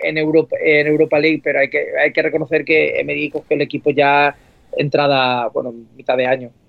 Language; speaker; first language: Spanish; native; Spanish